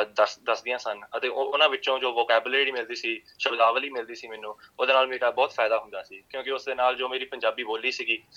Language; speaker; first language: Punjabi; early bilingual, heritage; Punjabi